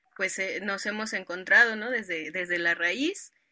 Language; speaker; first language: Spanish; native; Spanish